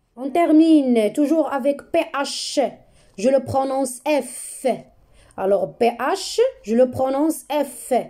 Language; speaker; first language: French; non-native, local second language; Arabic